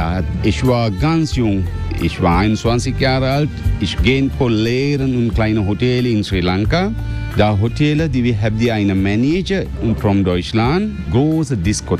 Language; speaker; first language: German; non-native, learner; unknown